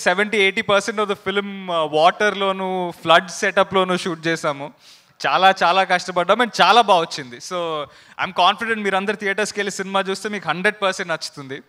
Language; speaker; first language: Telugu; non-native, fluent; Hindi